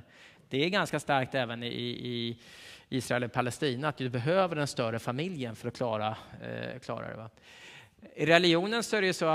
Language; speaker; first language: Swedish; native; Swedish